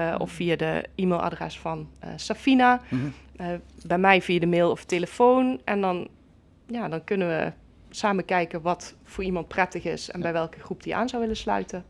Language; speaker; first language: Dutch; native; Dutch